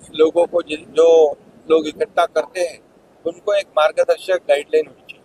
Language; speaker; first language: Hindi; non-native, local second language; Marathi